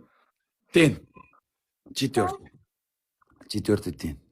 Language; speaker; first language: Russian; non-native, learner; Uzbek